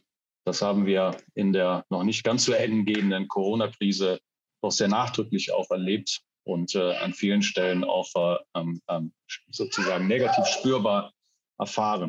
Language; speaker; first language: German; native; German